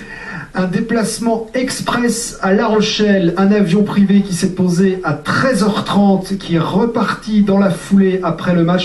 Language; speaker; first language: French; native; French